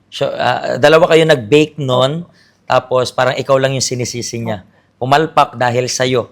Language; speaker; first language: Filipino; native; Filipino